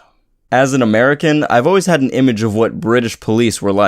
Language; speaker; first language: English; native; English